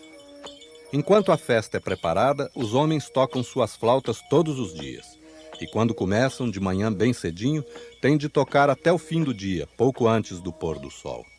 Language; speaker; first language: Portuguese; native; Portuguese